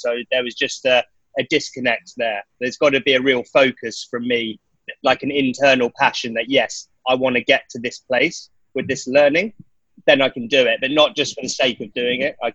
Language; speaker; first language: English; native; English